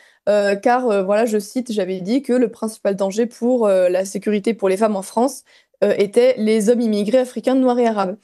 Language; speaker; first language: French; native; French